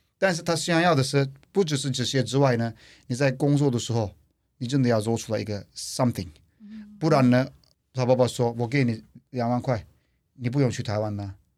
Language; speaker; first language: Chinese; non-native, fluent; Turkish